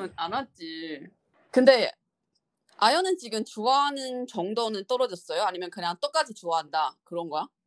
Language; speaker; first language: Korean; non-native, fluent; Chinese